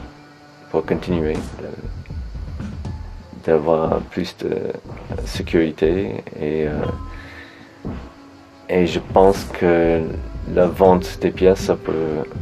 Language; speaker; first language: French; non-native, fluent; English